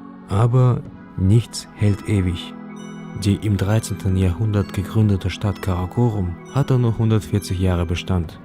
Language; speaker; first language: German; native; German